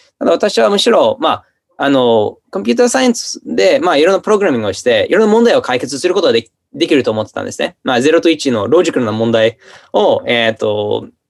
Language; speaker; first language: Japanese; non-native, fluent; English